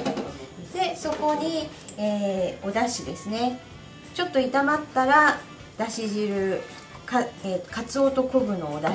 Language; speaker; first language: Japanese; native; Japanese